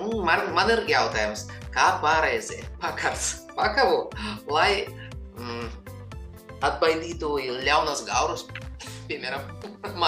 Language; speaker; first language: Latvian; non-native, learner; Russian